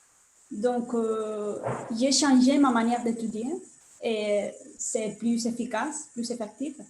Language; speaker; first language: French; non-native, learner; Spanish